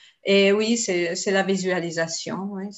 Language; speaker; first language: French; non-native, fluent; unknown